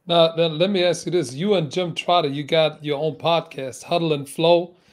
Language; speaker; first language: English; non-native, fluent; German